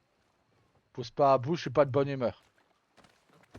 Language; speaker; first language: French; native; French